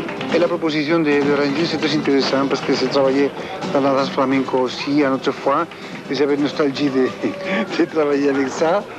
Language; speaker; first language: French; non-native, fluent; Spanish